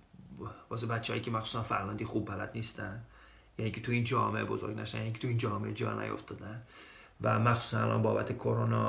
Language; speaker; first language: Persian; early bilingual, heritage; Persian